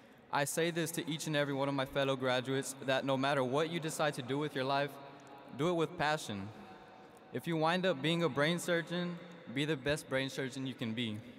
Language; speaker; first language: English; early bilingual, other home language; Spanish